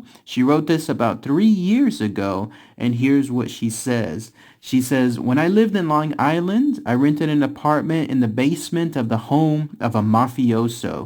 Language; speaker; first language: English; native; English